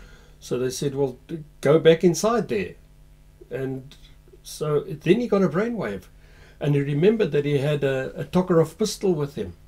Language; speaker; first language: English; native; English